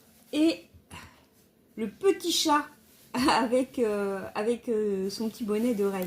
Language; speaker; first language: French; native; French